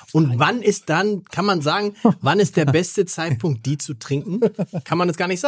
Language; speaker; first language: German; native; German